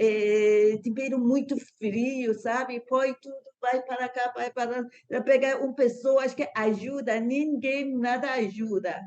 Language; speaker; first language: Portuguese; non-native, learner; Persian